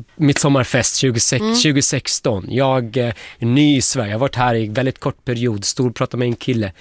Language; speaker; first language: Swedish; non-native, fluent; Arabic